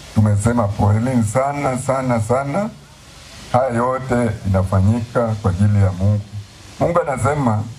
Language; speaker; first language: Swahili; non-native, local second language; Gusii